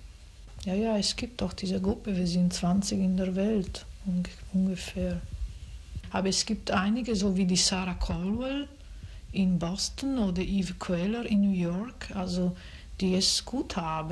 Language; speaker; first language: German; non-native, fluent; Italian